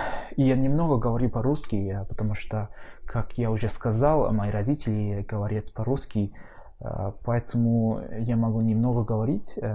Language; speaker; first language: Russian; non-native, learner; Mongolian